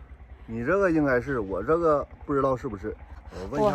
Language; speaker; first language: Chinese; native; Chinese